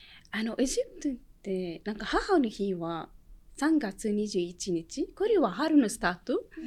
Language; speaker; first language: Japanese; non-native, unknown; Arabic